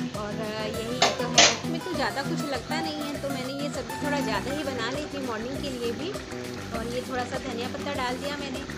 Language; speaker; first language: Hindi; native; Hindi